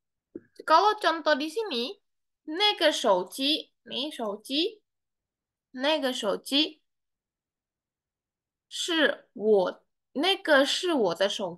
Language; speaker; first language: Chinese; non-native, fluent; Indonesian